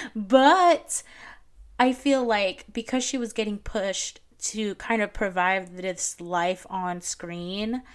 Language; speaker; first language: English; non-native, local second language; Filipino